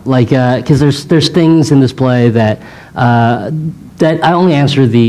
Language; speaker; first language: English; native; English